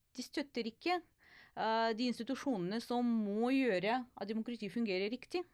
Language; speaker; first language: Norwegian; non-native, fluent; Ukrainian